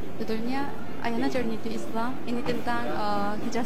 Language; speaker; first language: Indonesian; non-native, fluent; Korean